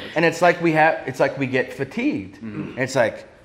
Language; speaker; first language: English; native; English